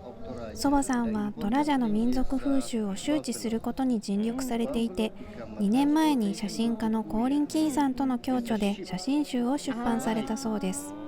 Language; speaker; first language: Japanese; native; Japanese